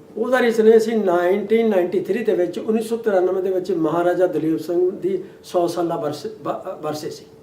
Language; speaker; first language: Punjabi; native; Punjabi